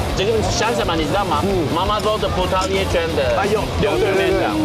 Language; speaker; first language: Chinese; non-native, fluent; Turkish